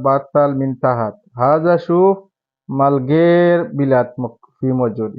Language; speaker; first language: Arabic; non-native, learner; Bangla